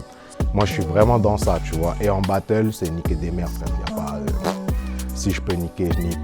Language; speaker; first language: French; native; French